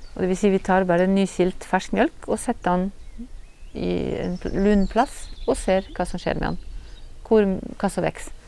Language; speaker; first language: Norwegian; non-native, fluent; French